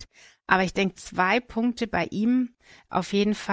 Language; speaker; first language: German; native; German